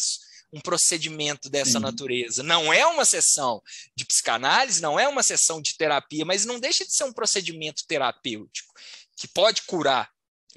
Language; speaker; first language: Portuguese; native; Portuguese